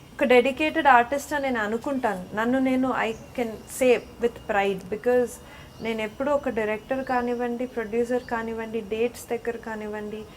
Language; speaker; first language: Telugu; native; Telugu